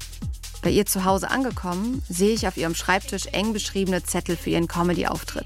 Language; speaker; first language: German; native; German